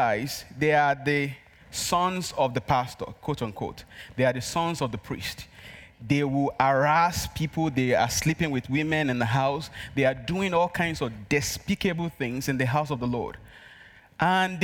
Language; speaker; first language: English; non-native, local second language; Yoruba